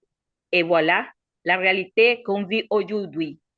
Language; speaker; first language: French; non-native, learner; Spanish